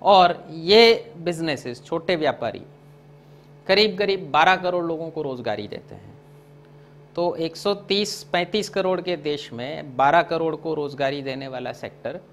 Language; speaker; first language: Hindi; non-native, local second language; Gujarati